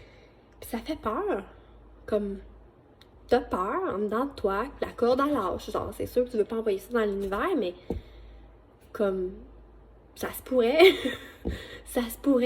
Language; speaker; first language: French; native; French